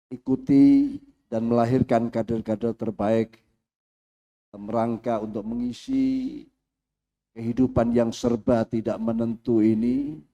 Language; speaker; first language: Indonesian; native; Indonesian